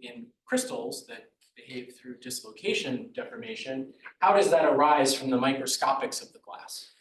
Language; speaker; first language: English; native; English